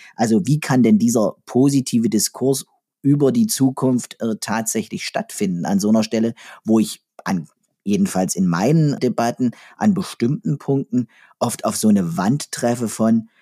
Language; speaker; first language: German; native; German